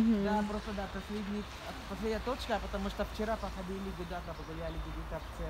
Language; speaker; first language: Russian; non-native, fluent; Filipino